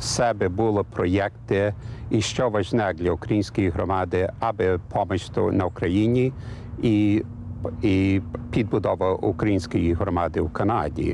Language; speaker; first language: Ukrainian; early bilingual, heritage; English